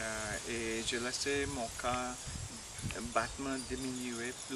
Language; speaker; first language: French; non-native, learner; English